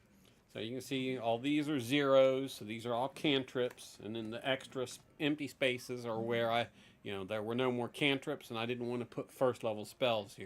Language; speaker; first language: English; native; English